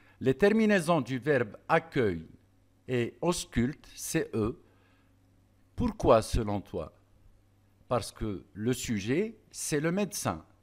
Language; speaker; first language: French; non-native, local second language; Arabic